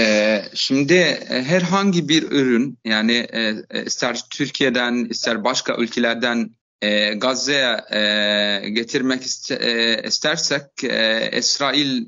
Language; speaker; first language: Turkish; non-native, fluent; Arabic